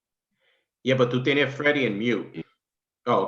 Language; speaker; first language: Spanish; early bilingual, heritage; English